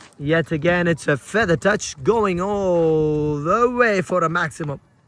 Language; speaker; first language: English; non-native, local second language; Malayalam